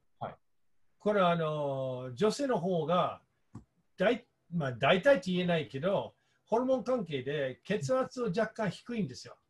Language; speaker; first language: Japanese; non-native, fluent; English